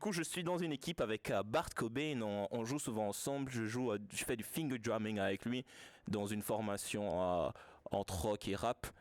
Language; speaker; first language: French; native; French